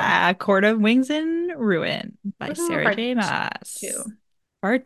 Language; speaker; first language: English; native; English